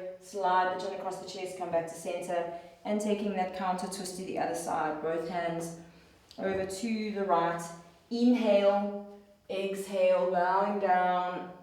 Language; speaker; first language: English; native; English